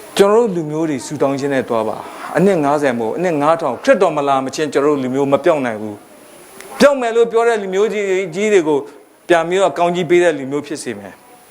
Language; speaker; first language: Burmese; non-native, local second language; Kachin